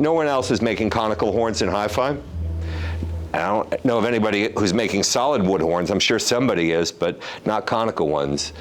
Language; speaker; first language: English; native; English